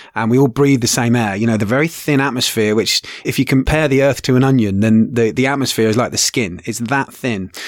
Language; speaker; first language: English; native; English